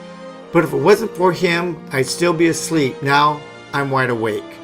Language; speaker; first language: English; native; English